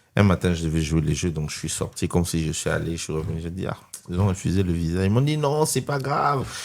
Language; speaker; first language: French; non-native, local second language; Lingala